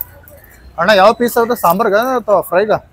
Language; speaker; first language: Kannada; native; Kannada